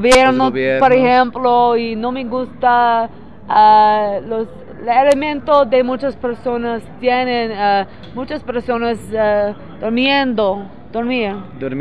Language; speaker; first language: Spanish; non-native, learner; English